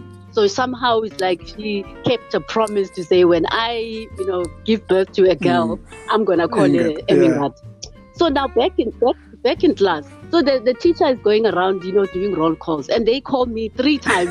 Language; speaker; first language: English; non-native, local second language; Xhosa